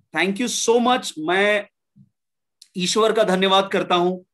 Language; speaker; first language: Hindi; native; Hindi